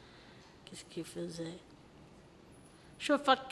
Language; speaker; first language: French; early bilingual, other home language; Portuguese